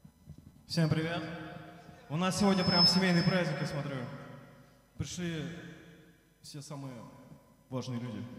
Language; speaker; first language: Russian; native; Russian